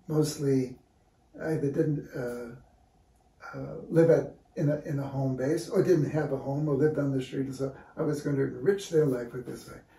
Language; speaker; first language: English; native; English